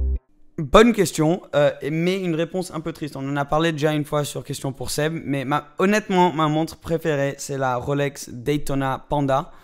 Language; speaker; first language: French; native; French